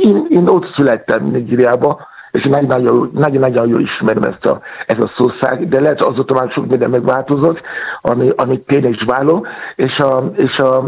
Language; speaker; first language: Hungarian; non-native, learner; Yoruba